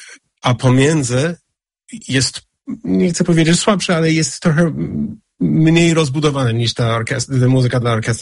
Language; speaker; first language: Polish; non-native, fluent; English